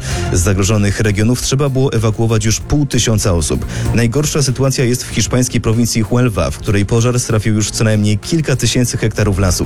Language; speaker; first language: Polish; native; Polish